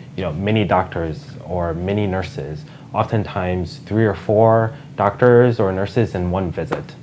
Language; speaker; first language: English; native; English